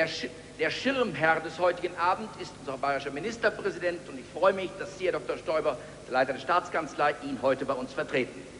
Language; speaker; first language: German; native; German